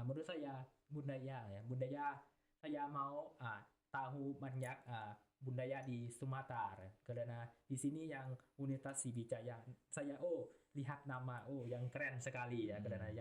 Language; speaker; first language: Indonesian; non-native, learner; Thai